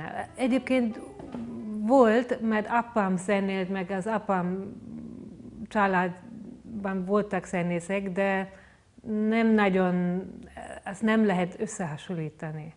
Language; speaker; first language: Hungarian; non-native, fluent; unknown